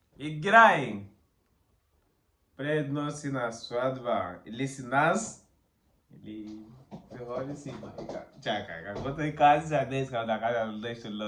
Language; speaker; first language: Bulgarian; non-native, learner; Portuguese